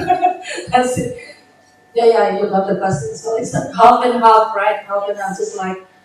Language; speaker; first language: English; non-native, fluent; Indonesian